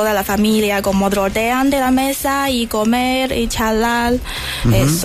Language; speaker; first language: Spanish; non-native, learner; Chinese